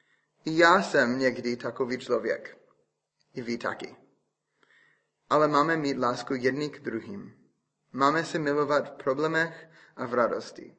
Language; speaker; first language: Czech; non-native, fluent; English